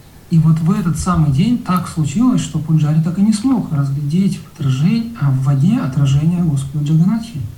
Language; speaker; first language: Russian; native; Russian